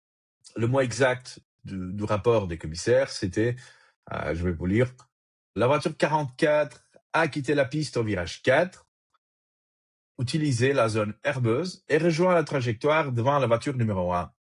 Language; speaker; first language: French; native; French